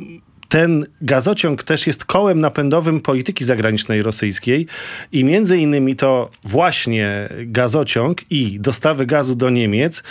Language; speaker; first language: Polish; native; Polish